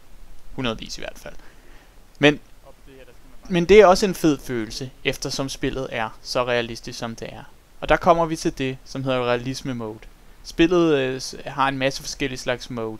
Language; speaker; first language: Danish; native; Danish